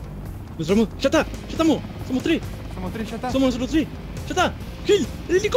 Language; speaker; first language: Spanish; native; Spanish